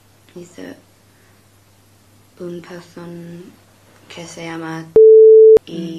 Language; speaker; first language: Spanish; non-native, learner; English